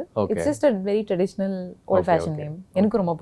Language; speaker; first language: Tamil; non-native, local second language; Kannada